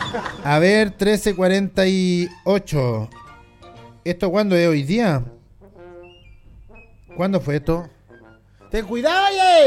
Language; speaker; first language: Spanish; native; Spanish